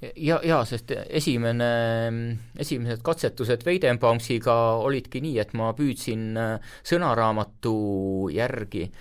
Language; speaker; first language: Estonian; native; Estonian